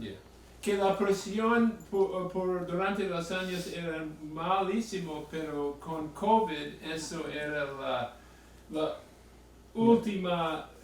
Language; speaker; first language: Spanish; non-native, fluent; English